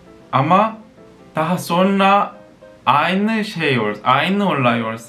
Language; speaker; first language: Turkish; non-native, fluent; Korean